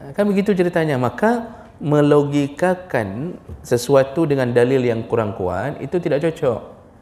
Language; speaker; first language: Malay; non-native, local second language; Achinese